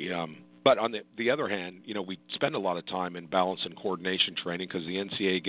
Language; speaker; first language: English; native; English